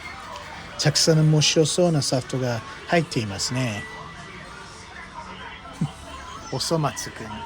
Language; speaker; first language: Japanese; non-native, fluent; English